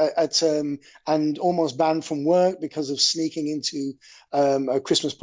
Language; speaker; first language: English; native; English